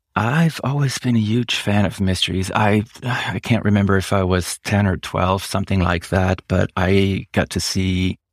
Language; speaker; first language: English; non-native, fluent; German